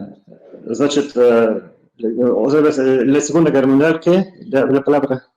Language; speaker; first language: Spanish; non-native, fluent; Russian